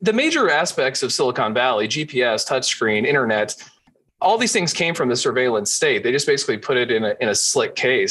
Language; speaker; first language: English; native; English